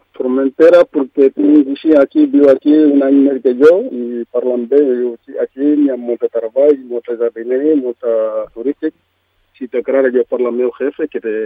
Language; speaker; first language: Catalan; non-native, learner; Mandingo